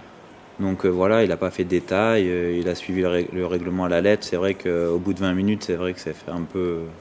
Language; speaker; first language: French; native; French